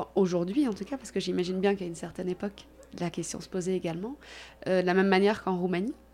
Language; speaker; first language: French; native; French